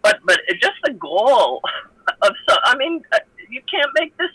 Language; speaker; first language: English; native; English